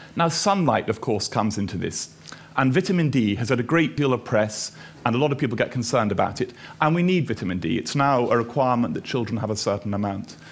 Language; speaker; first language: English; native; English